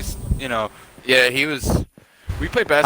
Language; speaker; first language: English; native; English